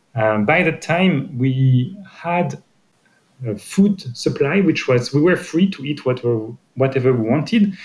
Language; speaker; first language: English; non-native, fluent; French